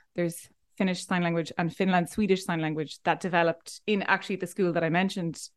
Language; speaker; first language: English; native; English